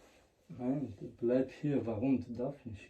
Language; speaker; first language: German; non-native, learner; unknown